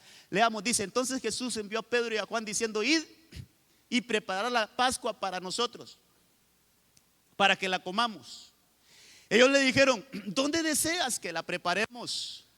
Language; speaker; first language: Spanish; native; Spanish